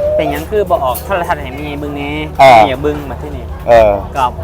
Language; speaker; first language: Thai; native; Thai